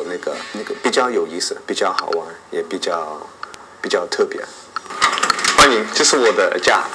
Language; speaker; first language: Chinese; non-native, learner; English